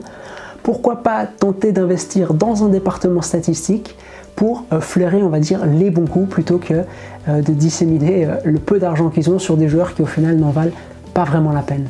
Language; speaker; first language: French; native; French